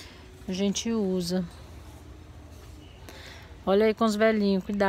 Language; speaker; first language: Portuguese; native; Portuguese